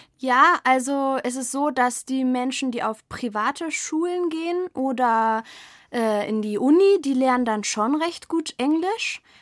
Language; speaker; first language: German; native; German